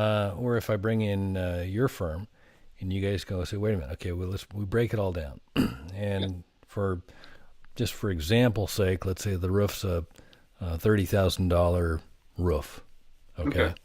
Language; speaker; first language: English; native; English